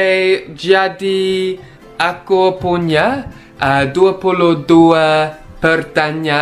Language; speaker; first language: Indonesian; non-native, learner; English